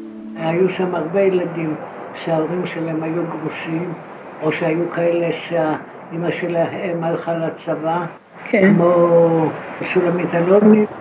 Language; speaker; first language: Hebrew; non-native, fluent; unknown